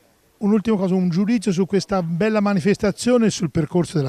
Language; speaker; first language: Italian; native; Italian